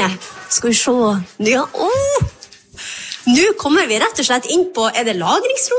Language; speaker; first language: Norwegian; native; Norwegian